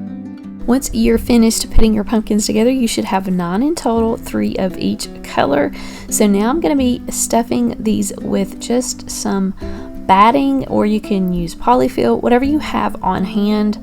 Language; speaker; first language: English; native; English